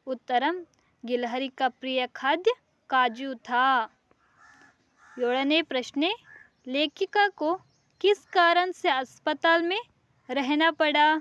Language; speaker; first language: Hindi; non-native, local second language; Kannada